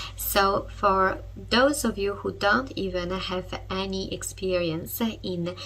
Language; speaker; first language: English; non-native, fluent; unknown